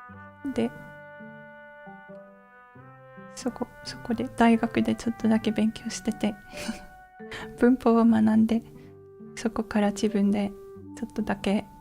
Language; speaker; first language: Japanese; non-native, learner; English